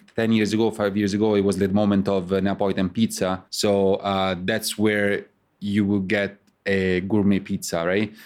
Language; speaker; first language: English; non-native, fluent; Italian